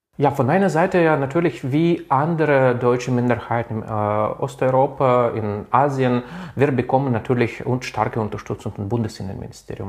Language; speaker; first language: German; non-native, local second language; Russian